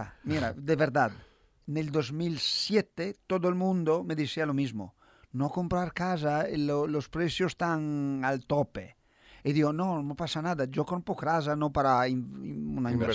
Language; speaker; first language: Spanish; non-native, fluent; Italian